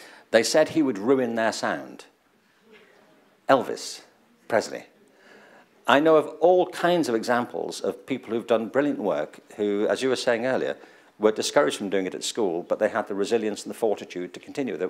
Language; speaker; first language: English; native; English